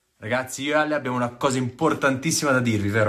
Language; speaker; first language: Italian; native; Italian